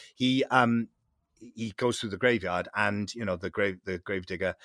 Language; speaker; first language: English; native; English